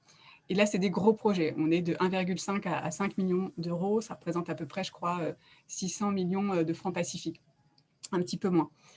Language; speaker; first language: French; native; French